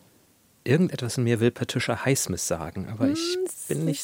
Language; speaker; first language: German; native; German